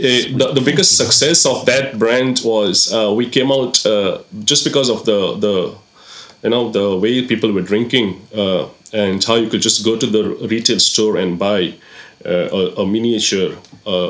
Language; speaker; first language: English; non-native, local second language; Konkani